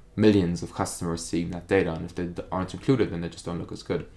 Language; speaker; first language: English; non-native, fluent; German